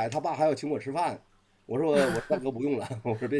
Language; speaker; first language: Chinese; native; Chinese